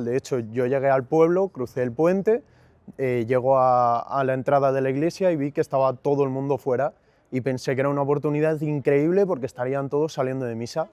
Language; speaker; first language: Spanish; native; Spanish